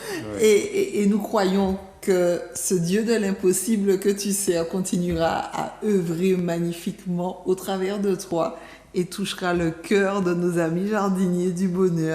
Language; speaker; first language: French; native; French